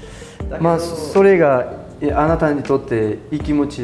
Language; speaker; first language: Japanese; non-native, fluent; French